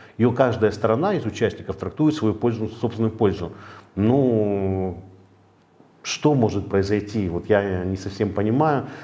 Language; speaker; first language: Russian; native; Russian